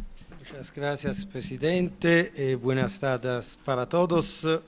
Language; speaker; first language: Spanish; non-native, learner; Italian